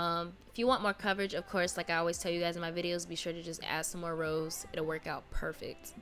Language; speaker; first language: English; native; English